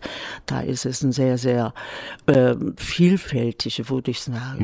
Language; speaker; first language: German; non-native, fluent; Korean